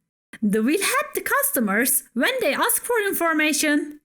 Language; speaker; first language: English; non-native, fluent; Turkish